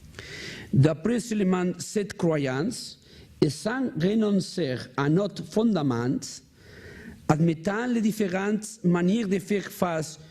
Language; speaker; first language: French; non-native, learner; Spanish